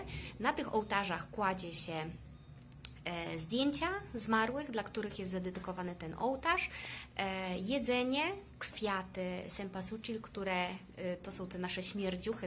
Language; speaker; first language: Polish; native; Polish